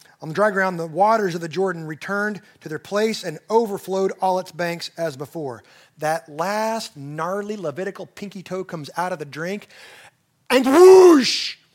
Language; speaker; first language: English; native; English